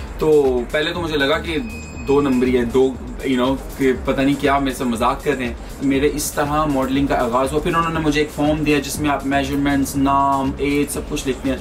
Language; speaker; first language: Urdu; non-native, local second language; Punjabi